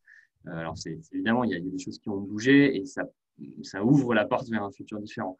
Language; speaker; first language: French; native; French